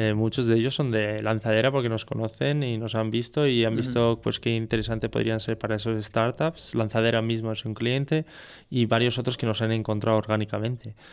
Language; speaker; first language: Spanish; non-native, fluent; French